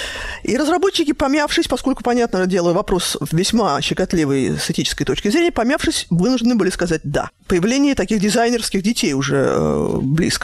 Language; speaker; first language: Russian; native; Russian